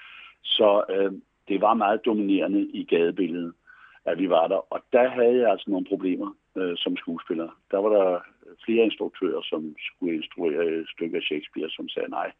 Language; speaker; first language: Danish; native; Danish